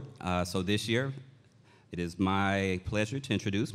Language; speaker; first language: English; native; English